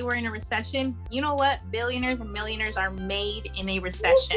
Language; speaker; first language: English; native; English